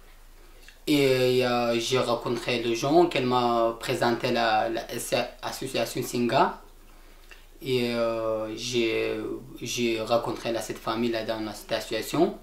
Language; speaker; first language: French; non-native, learner; Persian